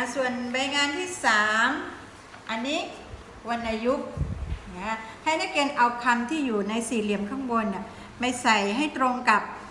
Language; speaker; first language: Thai; non-native, local second language; Pattani Malay